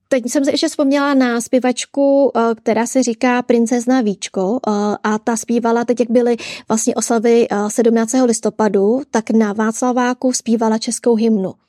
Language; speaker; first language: Czech; early bilingual, other home language; Vietnamese